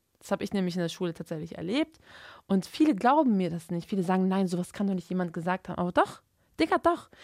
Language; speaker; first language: German; early bilingual, other home language; Turkish